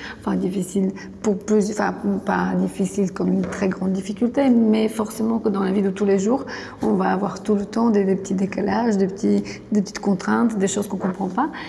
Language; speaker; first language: French; non-native, fluent; Bulgarian